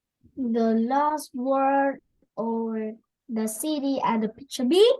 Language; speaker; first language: English; non-native, learner; Vietnamese